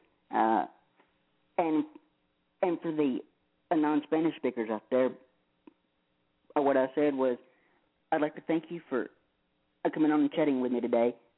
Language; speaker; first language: English; native; English